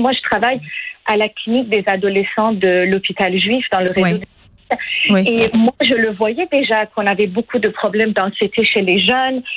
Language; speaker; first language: French; non-native, fluent; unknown